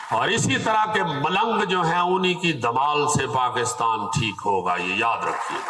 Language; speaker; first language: Urdu; non-native, local second language; Punjabi